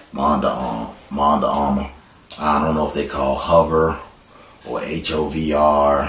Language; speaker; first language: English; native; English